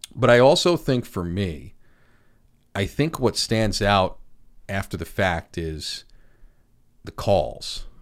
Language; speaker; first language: English; native; English